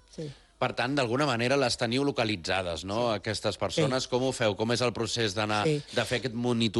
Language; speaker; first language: Catalan; native; Catalan